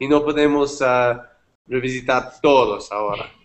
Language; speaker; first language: Spanish; non-native, fluent; English